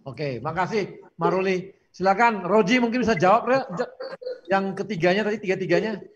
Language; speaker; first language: Indonesian; native; Indonesian